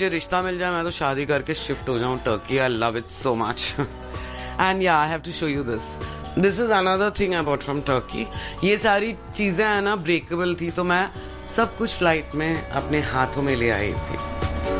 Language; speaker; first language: Hindi; non-native, local second language; Sindhi